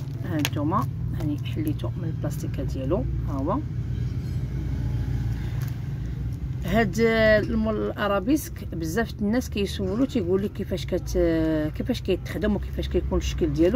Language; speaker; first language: Arabic; native; Arabic